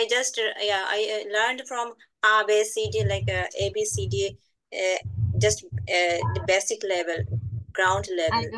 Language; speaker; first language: English; non-native, learner; Bangla